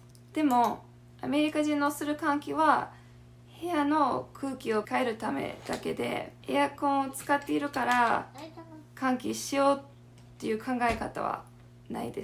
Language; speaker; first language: Japanese; non-native, fluent; English